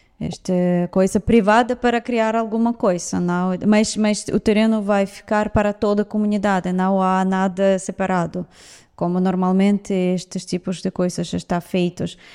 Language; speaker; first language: Portuguese; non-native, fluent; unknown